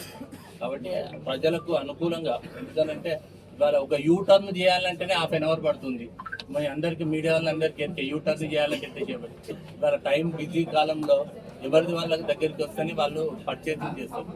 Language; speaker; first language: Telugu; native; Telugu